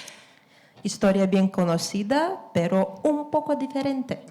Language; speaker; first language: Spanish; non-native, fluent; Lithuanian